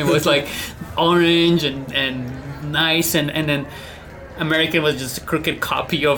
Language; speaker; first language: English; non-native, fluent; Bosnian